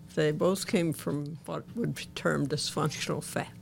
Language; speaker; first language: English; native; English